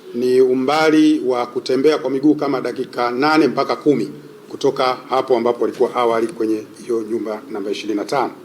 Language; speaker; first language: Swahili; native; Swahili